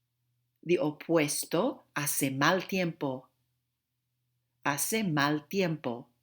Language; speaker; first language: Spanish; non-native, fluent; English